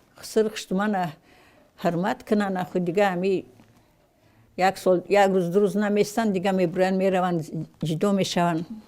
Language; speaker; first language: Tajik; non-native, local second language; Russian